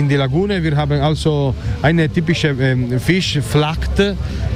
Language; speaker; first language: German; non-native, learner; Italian